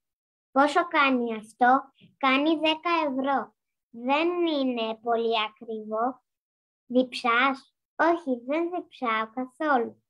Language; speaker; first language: Greek; non-native, learner; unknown